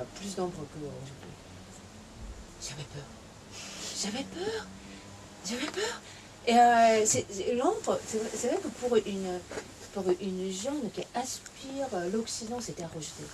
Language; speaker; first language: French; non-native, fluent; Japanese